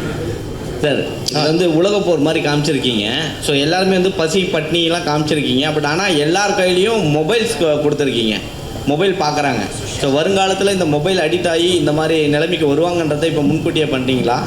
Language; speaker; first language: Tamil; native; Tamil